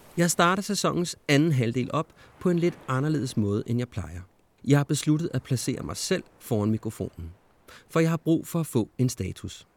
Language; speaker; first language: Danish; native; Danish